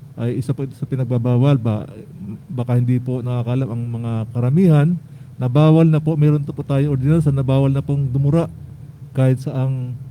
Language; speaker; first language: Filipino; native; Filipino